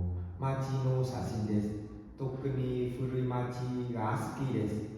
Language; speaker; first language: Japanese; non-native, learner; Vietnamese